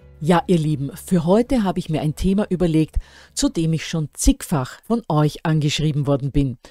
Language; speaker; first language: German; native; German